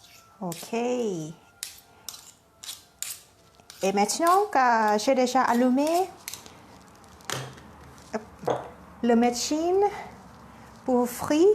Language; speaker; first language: French; non-native, fluent; Thai